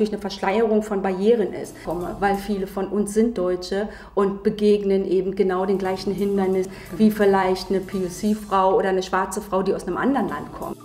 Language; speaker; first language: German; native; German